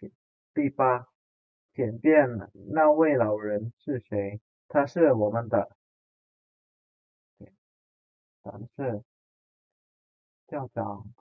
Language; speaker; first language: Chinese; non-native, fluent; Indonesian